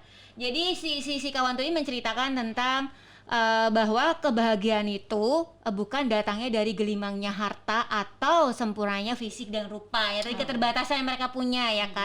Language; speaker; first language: Indonesian; native; Indonesian